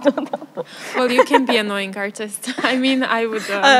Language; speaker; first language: English; non-native, fluent; Serbian